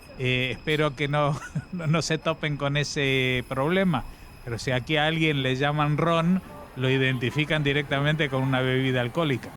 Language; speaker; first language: Spanish; native; Spanish